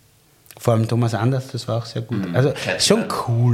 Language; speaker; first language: German; native; German